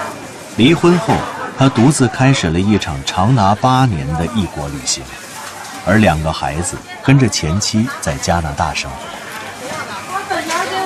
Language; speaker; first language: Chinese; native; Chinese